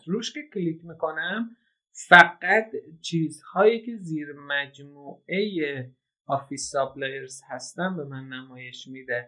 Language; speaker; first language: Persian; native; Persian